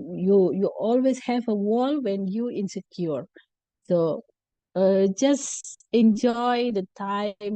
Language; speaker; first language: English; non-native, learner; Indonesian